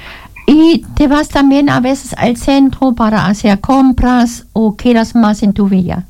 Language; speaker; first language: Spanish; non-native, learner; German